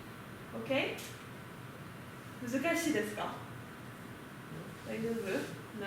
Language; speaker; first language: Japanese; non-native, learner; French